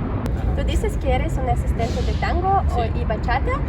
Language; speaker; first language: Spanish; non-native, fluent; Russian